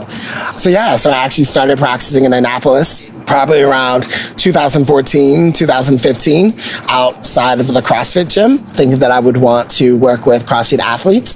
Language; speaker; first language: English; native; English